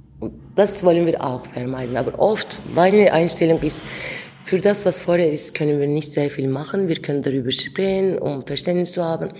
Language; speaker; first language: German; non-native, fluent; Turkish